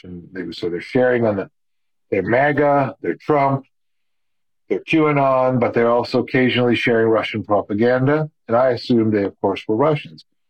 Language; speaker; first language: English; native; English